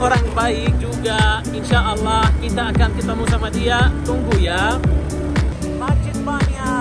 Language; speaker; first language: Indonesian; non-native, learner; Arabic